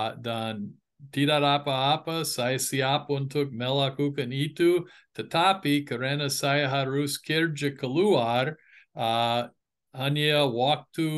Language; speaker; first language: Indonesian; non-native, fluent; English